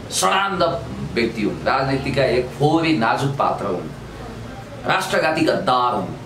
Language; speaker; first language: Nepali; native; Nepali